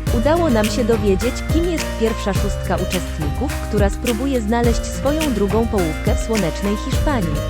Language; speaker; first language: Polish; native; Polish